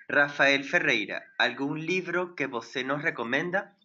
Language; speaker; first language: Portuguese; non-native, learner; Spanish